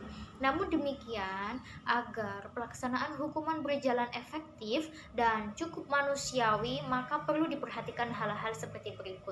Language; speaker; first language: Indonesian; native; Indonesian